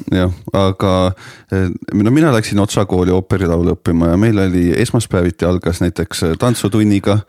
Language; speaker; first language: Estonian; native; Estonian